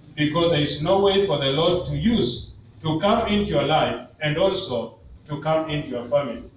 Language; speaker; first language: English; non-native, local second language; Swahili